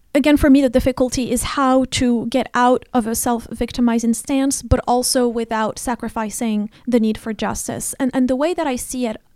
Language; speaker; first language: English; non-native, fluent; Arabic